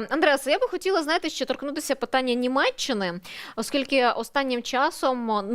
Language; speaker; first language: Ukrainian; native; Ukrainian